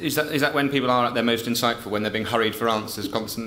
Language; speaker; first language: English; native; English